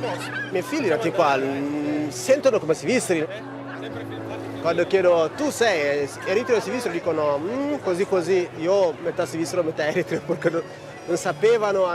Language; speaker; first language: Italian; non-native, learner; Tigrinya